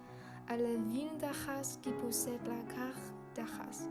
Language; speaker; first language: French; non-native, learner; Vietnamese